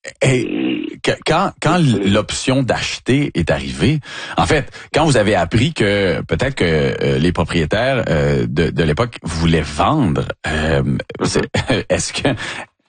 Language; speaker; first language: French; native; French